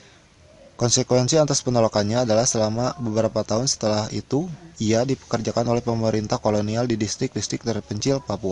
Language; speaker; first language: Indonesian; native; Indonesian